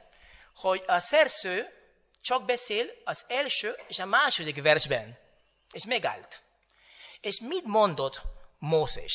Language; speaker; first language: Hungarian; non-native, learner; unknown